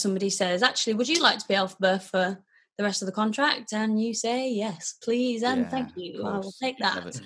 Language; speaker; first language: English; native; English